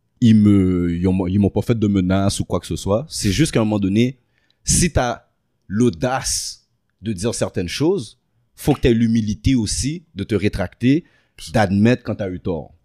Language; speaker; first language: French; early bilingual, other home language; Haitian Creole